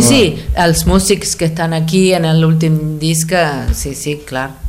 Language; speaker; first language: Catalan; non-native, fluent; Spanish